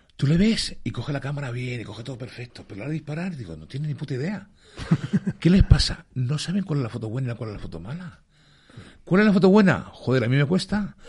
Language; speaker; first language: Spanish; early bilingual, other home language; English